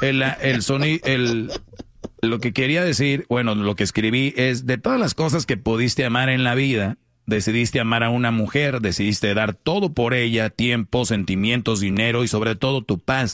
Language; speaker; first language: Spanish; native; Spanish